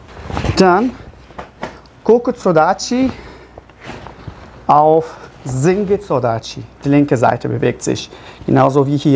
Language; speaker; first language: German; non-native, fluent; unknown